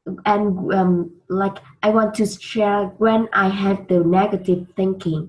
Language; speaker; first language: English; non-native, learner; Vietnamese